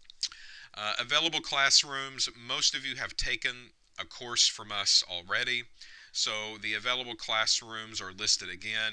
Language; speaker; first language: English; native; English